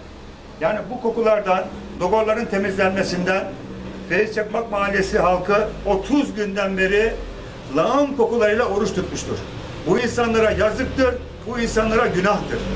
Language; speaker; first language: Turkish; native; Turkish